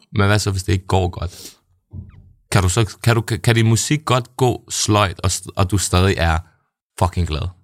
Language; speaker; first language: Danish; native; Danish